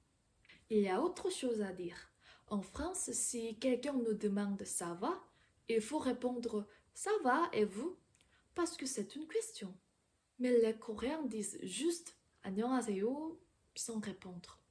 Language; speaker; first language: French; non-native, fluent; Korean